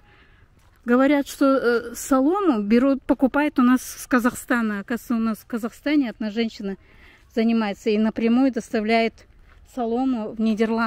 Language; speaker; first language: Russian; non-native, local second language; Kazakh